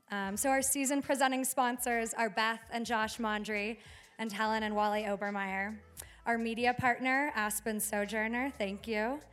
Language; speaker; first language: English; native; English